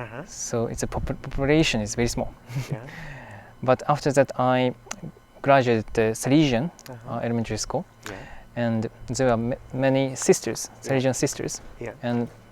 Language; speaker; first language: English; non-native, fluent; Japanese